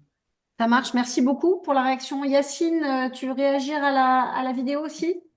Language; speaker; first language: French; native; French